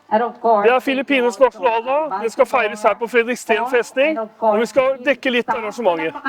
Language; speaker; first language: Norwegian; native; Norwegian